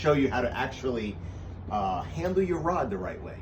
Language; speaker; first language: English; native; English